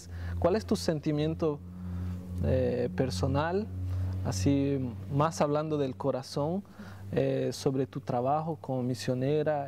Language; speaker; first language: Spanish; non-native, fluent; Portuguese